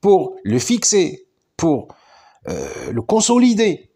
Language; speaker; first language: French; non-native, local second language; Arabic